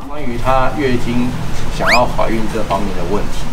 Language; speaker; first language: Chinese; native; Chinese